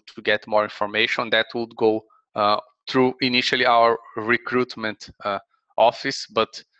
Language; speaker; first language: English; non-native, fluent; Portuguese